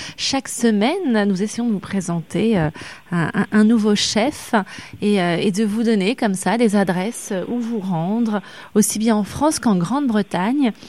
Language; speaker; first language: French; native; French